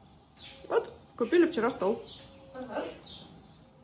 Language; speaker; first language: Russian; native; Russian